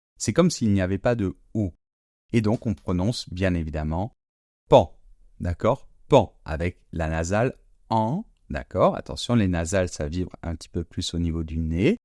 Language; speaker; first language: French; native; French